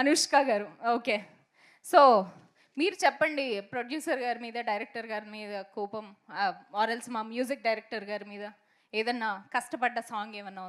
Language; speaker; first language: Telugu; native; Telugu